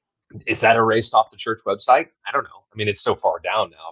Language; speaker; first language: English; native; English